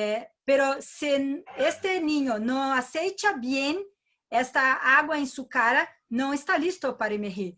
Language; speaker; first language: Spanish; non-native, learner; Portuguese